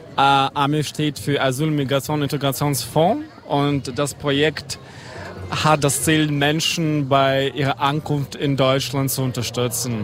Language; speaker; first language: German; non-native, fluent; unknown